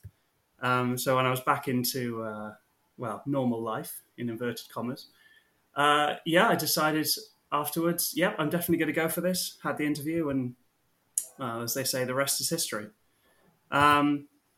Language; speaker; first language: English; native; English